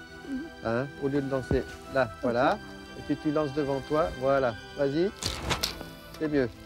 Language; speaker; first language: French; native; French